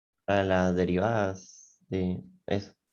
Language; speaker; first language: Spanish; native; Spanish